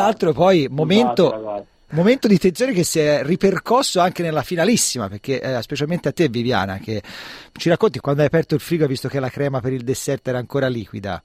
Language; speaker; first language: Italian; native; Italian